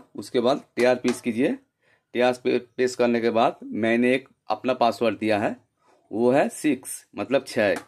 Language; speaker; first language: Hindi; non-native, local second language; Bangla